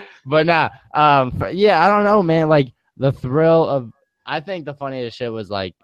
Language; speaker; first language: English; native; English